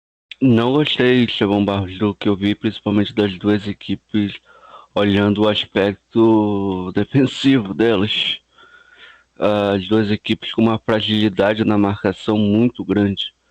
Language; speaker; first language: Portuguese; native; Portuguese